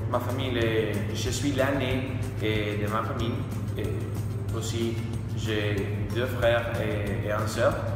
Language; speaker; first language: French; non-native, learner; Spanish